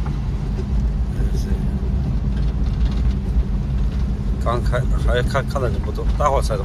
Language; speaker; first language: Chinese; native; Chinese